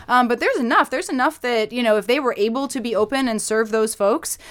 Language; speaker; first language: English; native; English